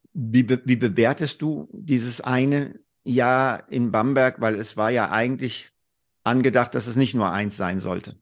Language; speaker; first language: German; native; German